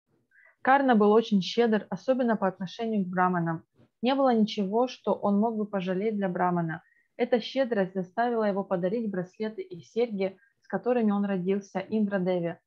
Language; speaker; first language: Russian; native; Russian